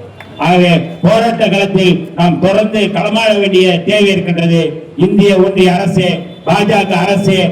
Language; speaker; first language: Tamil; native; Tamil